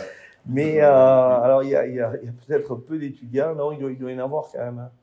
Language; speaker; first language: French; native; French